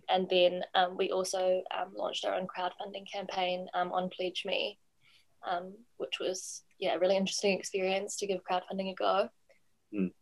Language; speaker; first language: English; native; English